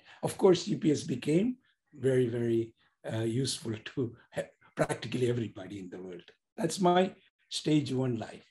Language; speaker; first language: English; non-native, local second language; Tamil